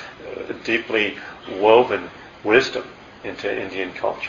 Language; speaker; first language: English; native; English